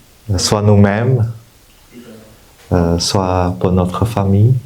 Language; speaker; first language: French; non-native, fluent; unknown